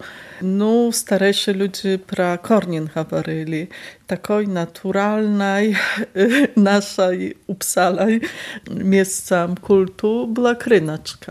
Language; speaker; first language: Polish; non-native, local second language; Belarusian